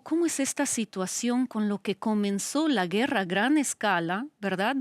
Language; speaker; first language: Spanish; non-native, fluent; Ukrainian